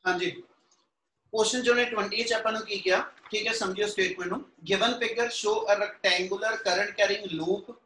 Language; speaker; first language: Hindi; non-native, local second language; Punjabi